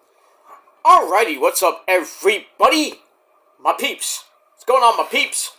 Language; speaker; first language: English; native; English